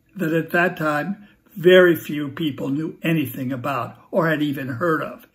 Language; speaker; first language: English; native; English